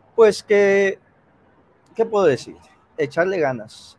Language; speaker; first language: Spanish; early bilingual, heritage; Spanish